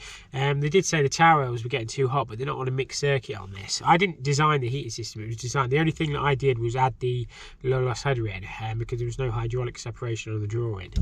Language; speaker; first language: English; native; English